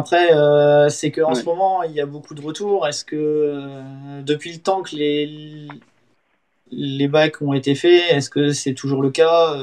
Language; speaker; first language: French; native; French